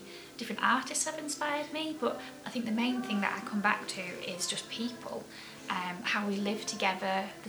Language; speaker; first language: English; native; English